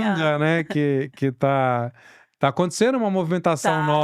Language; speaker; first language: Portuguese; native; Portuguese